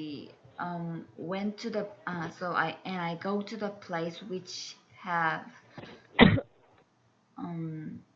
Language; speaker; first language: English; non-native, learner; Korean